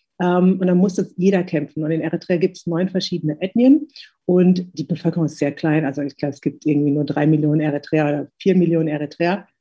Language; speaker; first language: German; early bilingual, other home language; Tigrinya